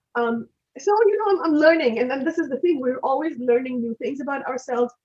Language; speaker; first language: English; non-native, local second language; Hindi